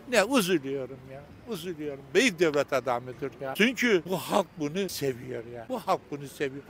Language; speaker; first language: Turkish; native; Turkish